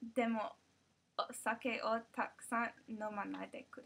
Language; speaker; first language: Japanese; non-native, learner; English